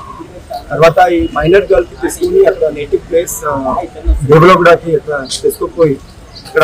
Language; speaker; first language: Telugu; non-native, fluent; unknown